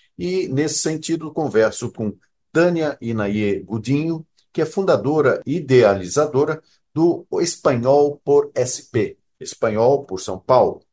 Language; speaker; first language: Portuguese; native; Portuguese